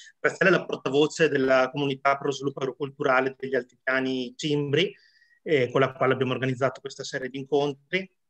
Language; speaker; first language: Italian; native; Italian